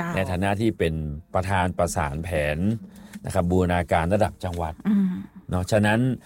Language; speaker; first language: Thai; non-native, local second language; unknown